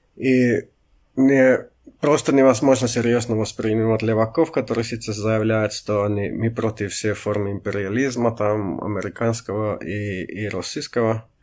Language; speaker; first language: Russian; non-native, fluent; Finnish